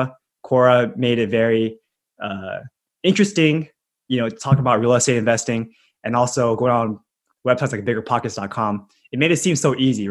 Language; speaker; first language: English; native; English